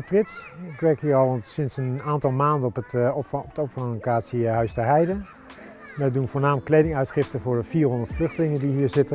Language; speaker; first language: Dutch; native; Dutch